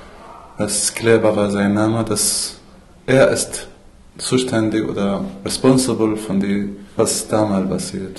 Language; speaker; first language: German; non-native, fluent; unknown